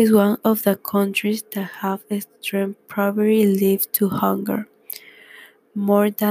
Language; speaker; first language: English; non-native, learner; Spanish